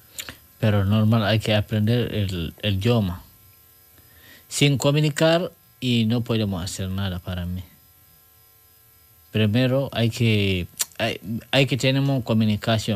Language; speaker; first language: Spanish; non-native, learner; French